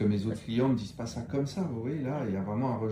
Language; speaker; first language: French; native; French